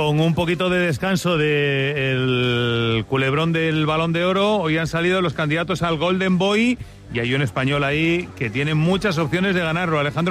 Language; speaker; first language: Spanish; native; Spanish